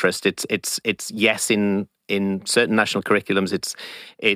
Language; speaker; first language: English; native; English